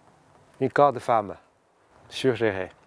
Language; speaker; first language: French; non-native, learner; Chinese